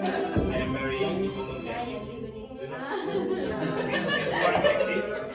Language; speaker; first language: English; non-native, learner; Spanish